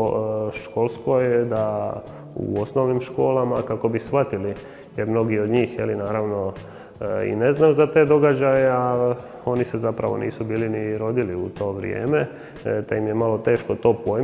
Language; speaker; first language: Croatian; native; Croatian